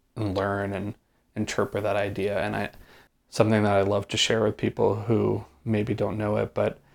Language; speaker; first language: English; native; English